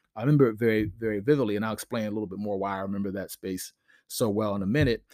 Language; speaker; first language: English; native; English